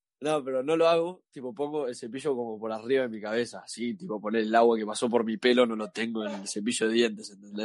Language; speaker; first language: Spanish; native; Spanish